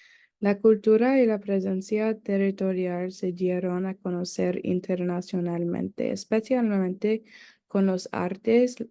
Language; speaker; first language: Spanish; non-native, learner; English